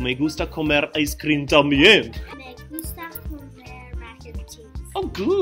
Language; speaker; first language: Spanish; non-native, learner; English